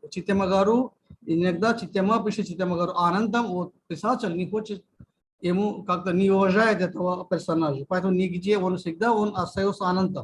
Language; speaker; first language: Russian; native; Russian